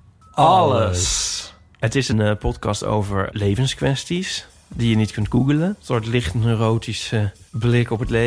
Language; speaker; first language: Dutch; native; Dutch